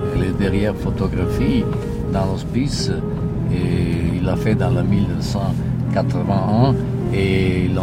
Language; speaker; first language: French; non-native, learner; Italian